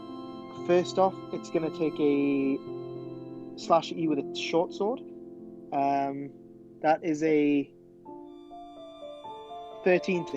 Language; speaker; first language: English; native; English